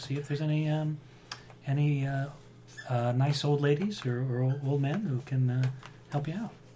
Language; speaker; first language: English; native; English